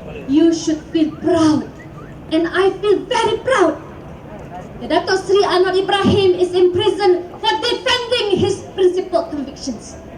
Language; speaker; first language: English; non-native, local second language; Malay